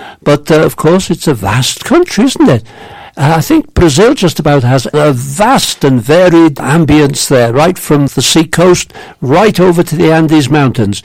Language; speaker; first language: English; native; English